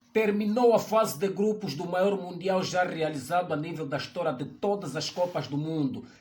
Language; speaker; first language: Portuguese; native; Portuguese